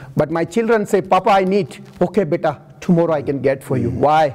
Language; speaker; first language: English; non-native, local second language; Gujarati